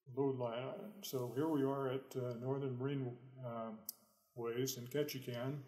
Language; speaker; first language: English; native; English